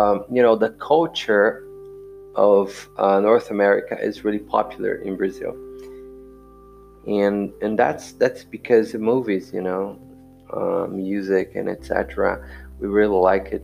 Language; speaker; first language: English; non-native, fluent; Portuguese